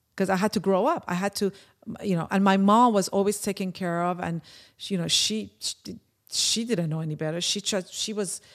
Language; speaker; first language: English; early bilingual, other home language; Persian